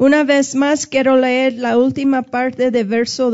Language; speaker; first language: Spanish; non-native, fluent; English